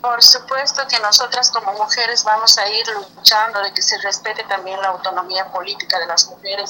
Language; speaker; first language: Spanish; native; Spanish